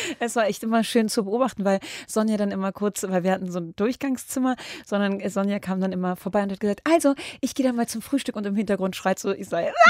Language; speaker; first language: German; early bilingual, other home language; Arabic